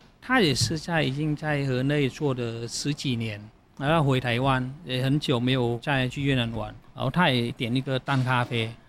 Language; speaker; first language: Chinese; non-native, fluent; Vietnamese